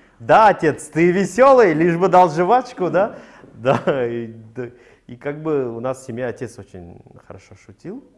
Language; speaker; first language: Russian; non-native, local second language; Tajik